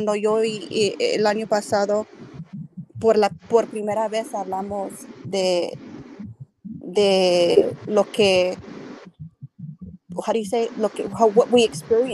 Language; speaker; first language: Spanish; early bilingual, heritage; Spanish